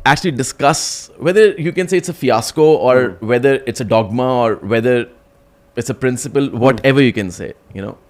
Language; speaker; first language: English; non-native, local second language; Urdu